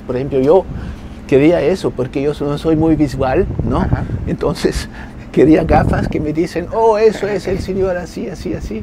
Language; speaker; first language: Spanish; non-native, fluent; German